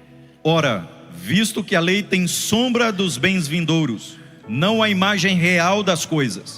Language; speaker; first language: Portuguese; native; Portuguese